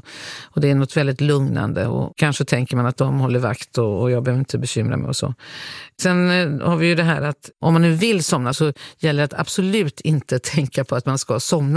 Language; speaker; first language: Swedish; native; Swedish